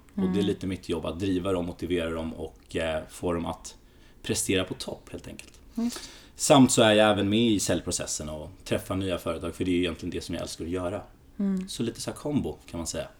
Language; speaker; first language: Swedish; early bilingual, other home language; Greek